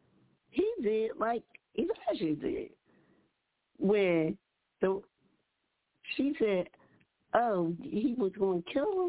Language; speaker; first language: English; native; English